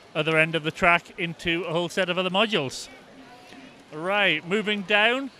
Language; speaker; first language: English; native; English